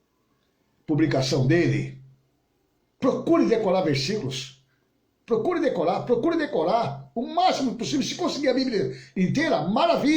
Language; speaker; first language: Portuguese; native; Portuguese